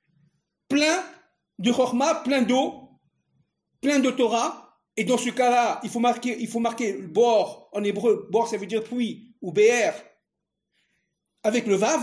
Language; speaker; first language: French; native; French